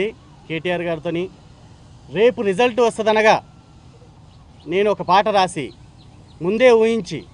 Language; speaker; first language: Telugu; native; Telugu